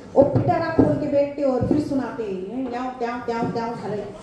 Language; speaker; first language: Hindi; non-native, local second language; Marathi